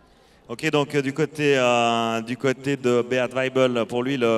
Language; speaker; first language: French; native; French